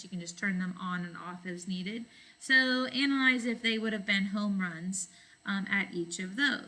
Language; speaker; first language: English; native; English